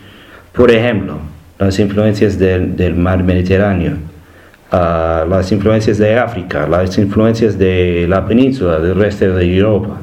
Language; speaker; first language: Spanish; non-native, learner; English